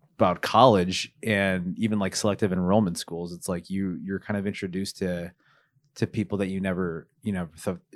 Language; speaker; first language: English; early bilingual, other home language; Filipino